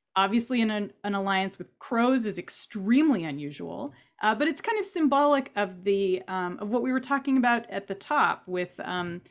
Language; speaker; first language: English; native; English